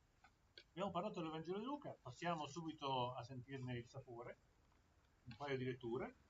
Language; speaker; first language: Italian; native; Italian